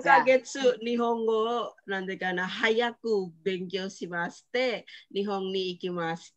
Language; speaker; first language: Japanese; non-native, fluent; Indonesian